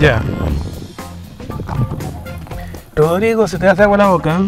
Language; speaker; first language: Spanish; native; Spanish